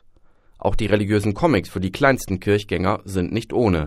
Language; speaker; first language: German; native; German